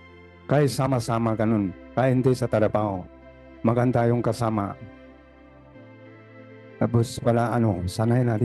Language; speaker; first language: Filipino; non-native, learner; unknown